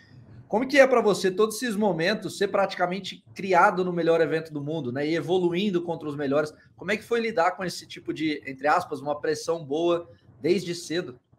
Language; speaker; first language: Portuguese; native; Portuguese